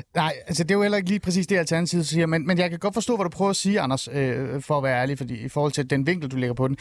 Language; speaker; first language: Danish; early bilingual, other home language; Persian